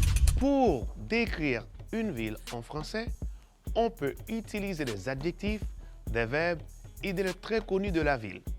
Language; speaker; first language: French; non-native, fluent; Spanish